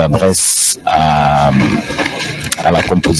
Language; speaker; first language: French; non-native, local second language; Lingala